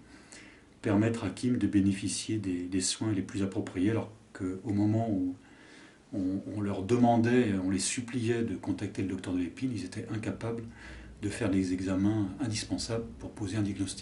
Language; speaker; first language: French; native; French